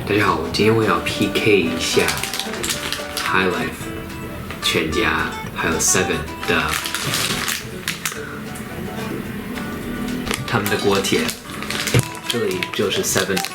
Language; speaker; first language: Chinese; non-native, fluent; English